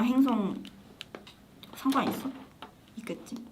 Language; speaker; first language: Korean; non-native, fluent; Chinese